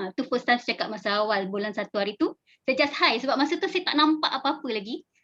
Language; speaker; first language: Malay; native; Malay